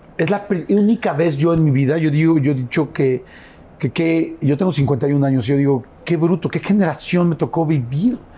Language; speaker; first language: Spanish; native; Spanish